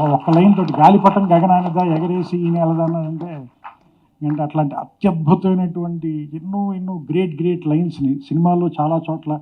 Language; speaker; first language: Telugu; native; Telugu